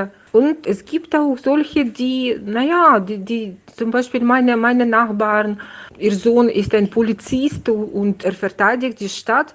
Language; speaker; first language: German; non-native, fluent; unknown